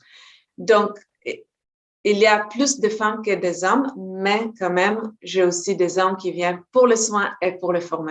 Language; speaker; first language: French; non-native, fluent; Hebrew